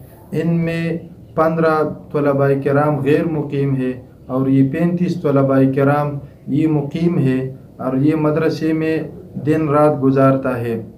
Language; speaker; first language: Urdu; non-native, local second language; Pashto